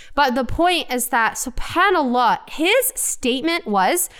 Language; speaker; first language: English; native; English